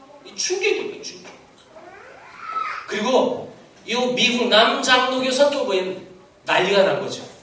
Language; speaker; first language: Korean; native; Korean